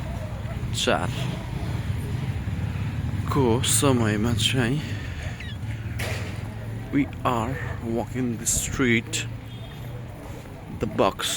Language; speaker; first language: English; non-native, learner; Nepali